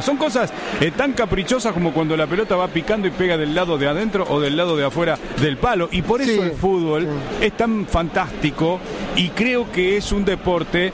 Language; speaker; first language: Spanish; native; Spanish